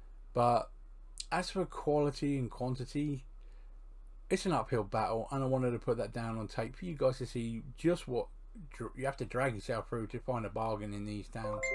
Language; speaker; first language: English; native; English